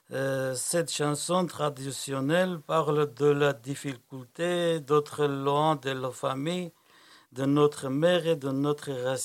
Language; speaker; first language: French; non-native, learner; Kurdish